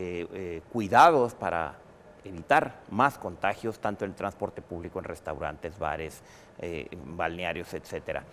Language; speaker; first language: Spanish; native; Spanish